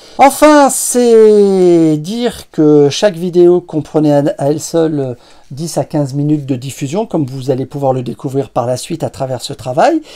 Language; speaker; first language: French; native; French